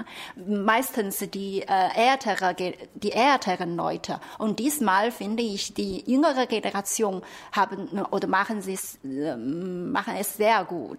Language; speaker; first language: German; non-native, fluent; Chinese